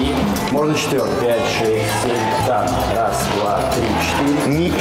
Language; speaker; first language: Russian; non-native, learner; Spanish